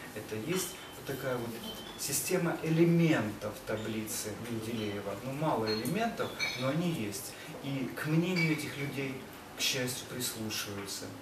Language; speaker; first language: Russian; native; Russian